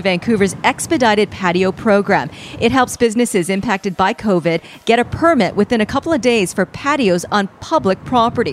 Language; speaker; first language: English; native; English